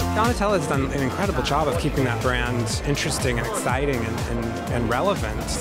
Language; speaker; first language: English; native; English